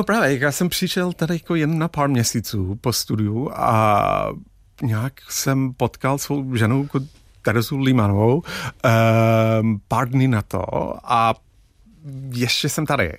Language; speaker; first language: Czech; non-native, fluent; English